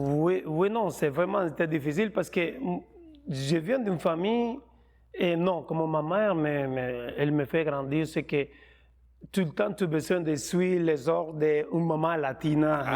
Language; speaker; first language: French; non-native, fluent; Spanish